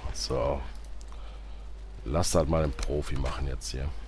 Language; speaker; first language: German; native; German